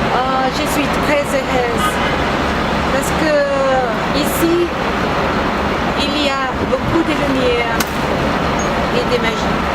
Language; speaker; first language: French; non-native, learner; Portuguese